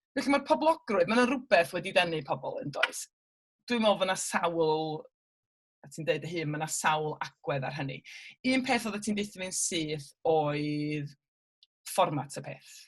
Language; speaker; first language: Welsh; native; Welsh